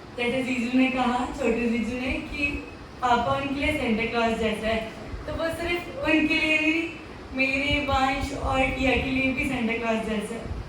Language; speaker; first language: Hindi; non-native, local second language; Marathi